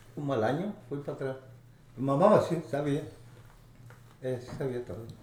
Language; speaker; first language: Spanish; early bilingual, other home language; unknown